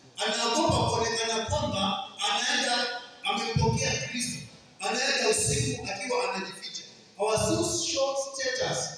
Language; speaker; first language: Swahili; non-native, local second language; Kamba